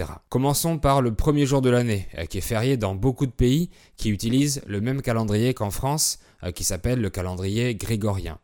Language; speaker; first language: French; native; French